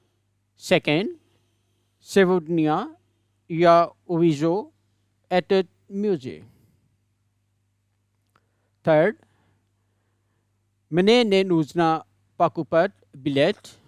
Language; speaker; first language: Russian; non-native, learner; English